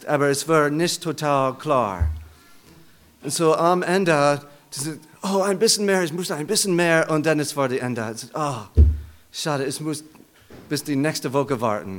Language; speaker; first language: German; non-native, learner; English